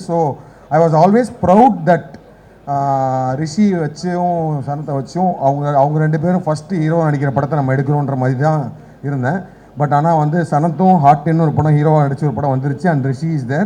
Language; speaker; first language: Tamil; native; Tamil